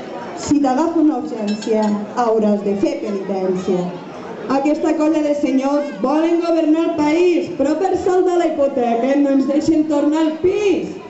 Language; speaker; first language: Catalan; native; Catalan